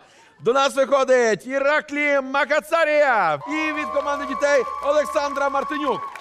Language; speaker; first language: Ukrainian; native; Ukrainian